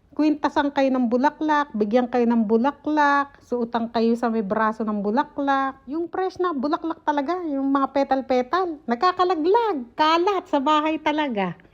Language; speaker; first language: Filipino; native; Filipino